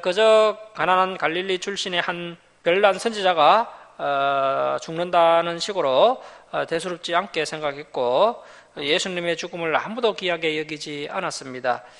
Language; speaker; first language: Korean; native; Korean